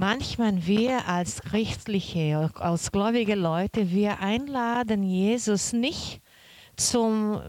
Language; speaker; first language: German; non-native, learner; Portuguese